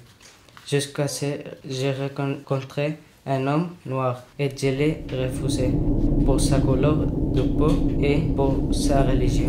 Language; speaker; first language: French; non-native, learner; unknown